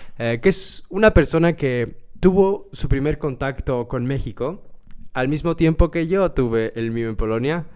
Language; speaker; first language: Spanish; native; Spanish